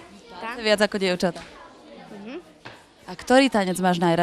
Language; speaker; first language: Slovak; native; Slovak